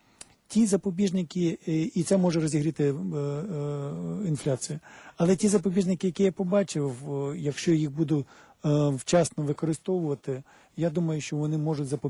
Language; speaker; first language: Ukrainian; native; Ukrainian